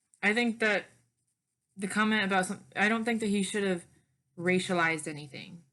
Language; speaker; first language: English; native; English